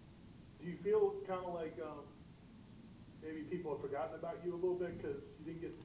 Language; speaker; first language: English; native; English